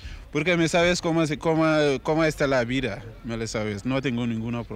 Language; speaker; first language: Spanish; non-native, learner; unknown